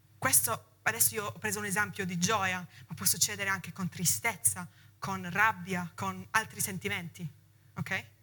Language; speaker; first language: Italian; early bilingual, heritage; Italian